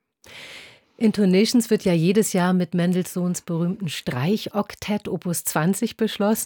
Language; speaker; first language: German; native; German